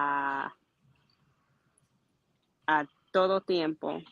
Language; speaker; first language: Spanish; non-native, learner; English